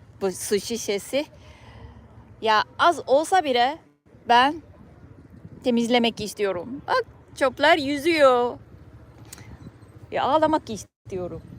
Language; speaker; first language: Turkish; non-native, fluent; Japanese